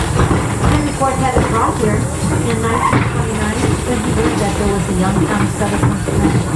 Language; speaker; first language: English; native; English